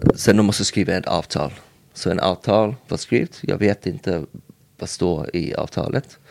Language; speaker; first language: Swedish; non-native, learner; English